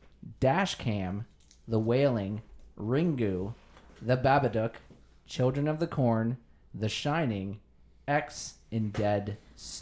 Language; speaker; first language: English; native; English